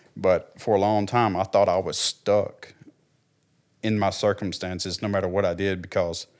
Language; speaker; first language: English; native; English